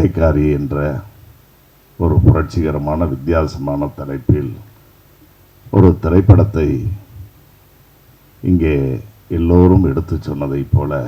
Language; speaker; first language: Tamil; native; Tamil